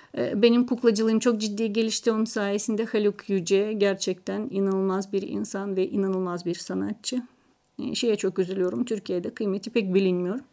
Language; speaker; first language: Turkish; non-native, fluent; Russian